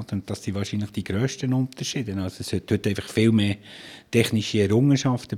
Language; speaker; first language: German; native; German